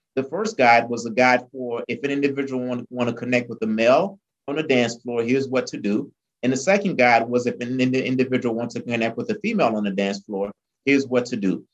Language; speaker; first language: English; early bilingual, other home language; Haitian Creole